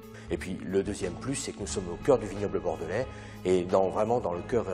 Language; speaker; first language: French; native; French